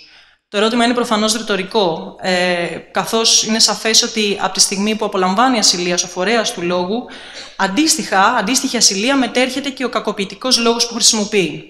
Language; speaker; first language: Greek; native; Greek